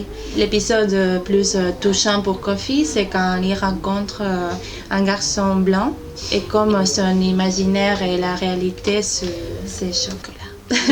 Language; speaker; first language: French; non-native, fluent; Spanish